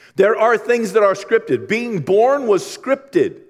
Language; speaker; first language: English; native; English